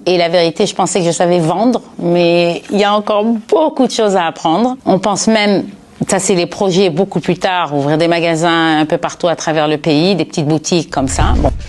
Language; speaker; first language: French; native; French